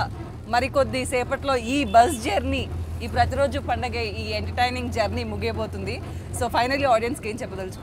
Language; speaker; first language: Telugu; native; Telugu